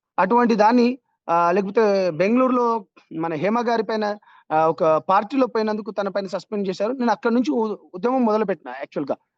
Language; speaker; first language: Telugu; non-native, local second language; Lambadi